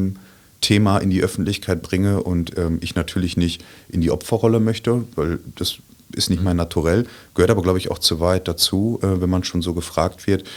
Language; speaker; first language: German; native; German